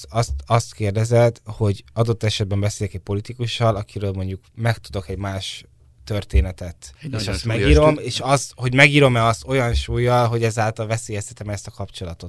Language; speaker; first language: Hungarian; native; Hungarian